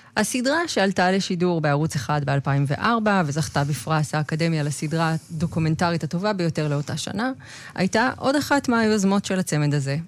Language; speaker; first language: Hebrew; native; Hebrew